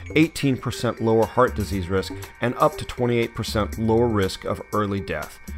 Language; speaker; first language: English; native; English